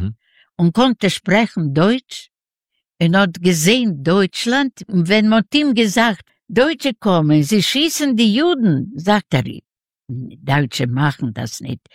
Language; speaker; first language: German; non-native, learner; Ukrainian